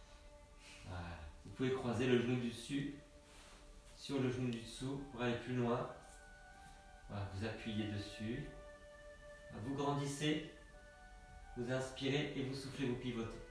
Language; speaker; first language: French; native; French